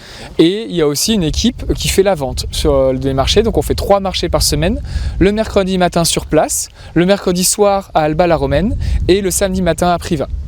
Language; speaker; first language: French; native; French